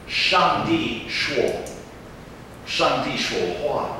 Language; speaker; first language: Chinese; non-native, fluent; English